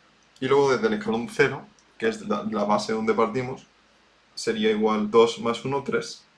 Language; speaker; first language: Spanish; native; Spanish